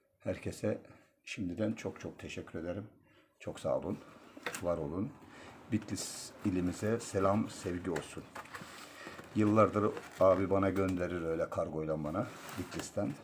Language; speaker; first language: Turkish; native; Turkish